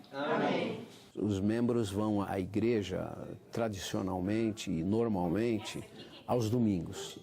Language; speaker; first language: Portuguese; native; Portuguese